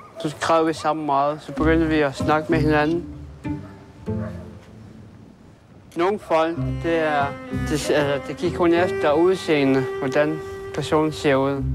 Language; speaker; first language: Danish; non-native, local second language; Kalaallisut